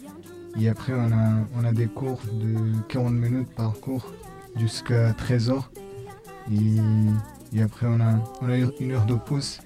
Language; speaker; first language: French; non-native, learner; Bangla